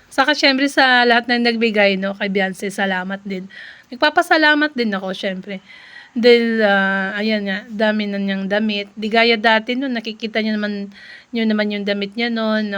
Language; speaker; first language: Filipino; non-native, local second language; Iloko